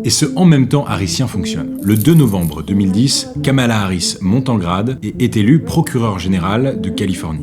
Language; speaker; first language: French; native; French